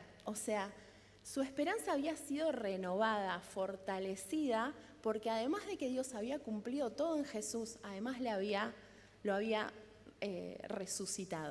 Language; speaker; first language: Spanish; native; Spanish